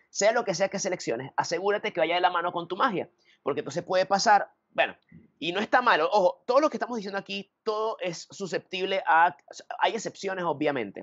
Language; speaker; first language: Spanish; native; Spanish